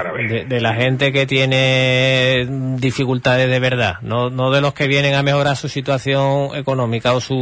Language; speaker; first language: Spanish; native; Spanish